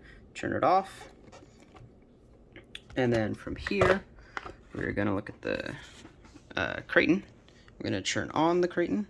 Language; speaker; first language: English; native; English